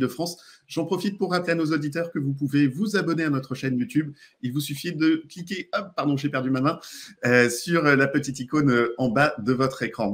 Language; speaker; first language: French; native; French